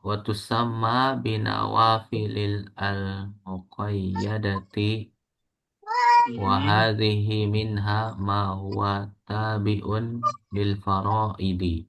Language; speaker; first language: Arabic; non-native, learner; Indonesian